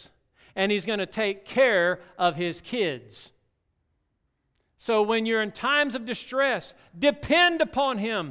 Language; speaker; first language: English; native; English